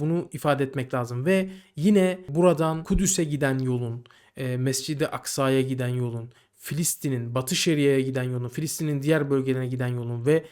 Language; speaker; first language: Turkish; native; Turkish